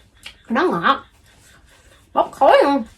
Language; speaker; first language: Vietnamese; native; Vietnamese